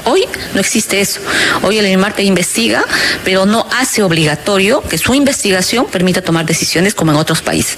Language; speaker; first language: Spanish; native; Spanish